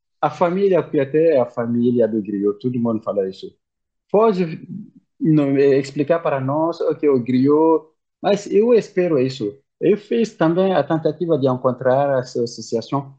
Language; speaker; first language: Portuguese; non-native, learner; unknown